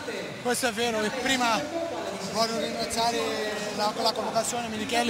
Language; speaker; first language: Italian; non-native, fluent; Portuguese